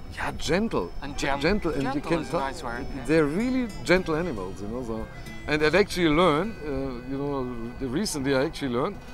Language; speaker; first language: English; non-native, fluent; German